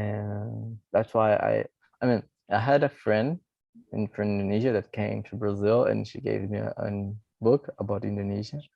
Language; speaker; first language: English; non-native, fluent; Portuguese